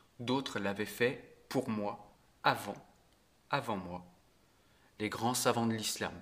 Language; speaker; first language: French; native; French